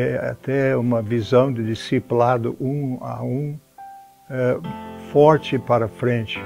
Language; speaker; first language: Portuguese; non-native, fluent; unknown